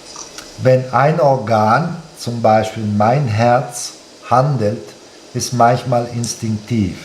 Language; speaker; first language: German; non-native, fluent; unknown